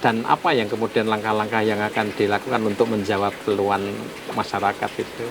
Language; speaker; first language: Indonesian; native; Indonesian